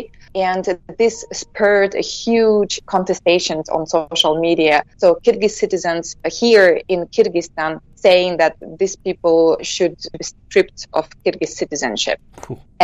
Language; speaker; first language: English; non-native, fluent; Kyrgyz